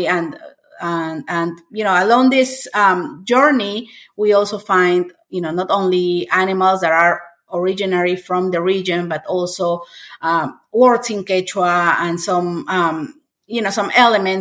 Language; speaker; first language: English; non-native, fluent; Spanish